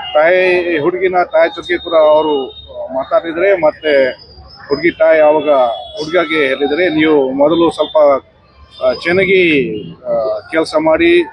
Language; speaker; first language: Kannada; non-native, fluent; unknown